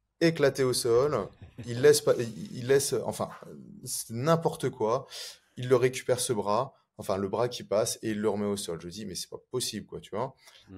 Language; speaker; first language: French; native; French